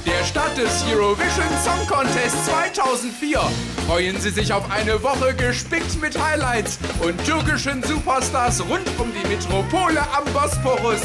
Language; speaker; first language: German; native; German